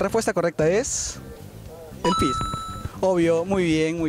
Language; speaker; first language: Spanish; native; Spanish